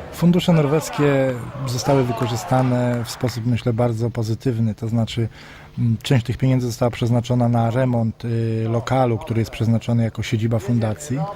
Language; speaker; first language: Polish; native; Polish